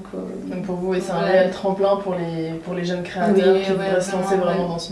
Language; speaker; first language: French; native; French